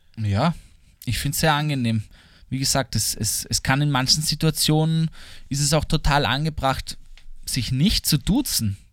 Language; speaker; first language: German; native; German